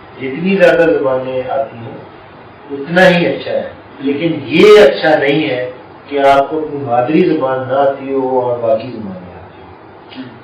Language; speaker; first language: Urdu; non-native, local second language; Punjabi